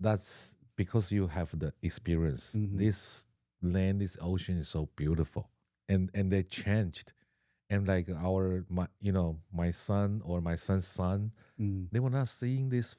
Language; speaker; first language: English; non-native, learner; Chinese